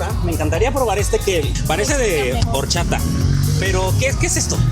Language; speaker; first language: Spanish; native; Spanish